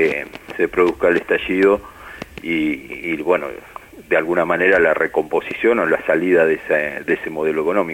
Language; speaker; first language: Spanish; native; Spanish